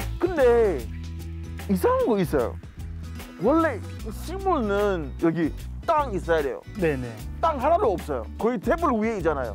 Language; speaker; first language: Korean; non-native, fluent; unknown